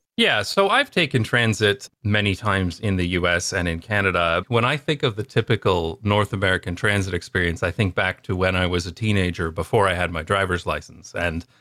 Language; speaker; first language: English; native; English